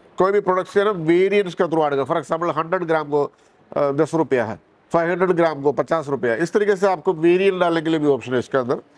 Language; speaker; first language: Hindi; non-native, local second language; Malayalam